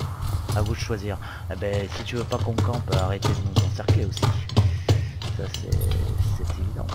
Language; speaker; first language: French; native; French